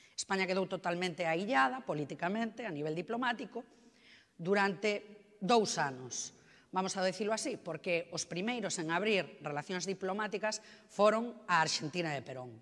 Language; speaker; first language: Galician; native; Galician